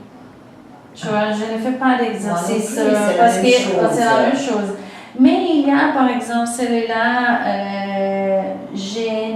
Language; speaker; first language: French; non-native, fluent; Portuguese